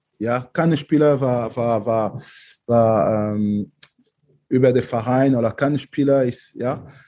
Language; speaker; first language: German; non-native, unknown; French